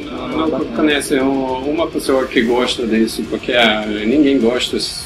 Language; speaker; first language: Portuguese; non-native, learner; Norwegian